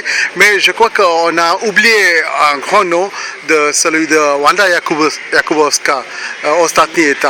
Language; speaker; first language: French; non-native, fluent; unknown